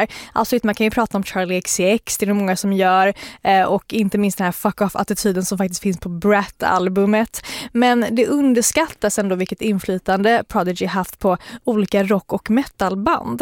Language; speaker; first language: Swedish; native; Swedish